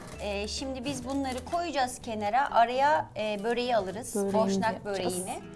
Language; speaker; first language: Turkish; native; Turkish